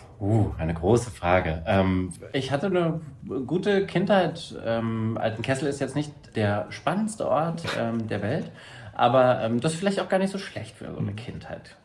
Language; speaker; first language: German; native; German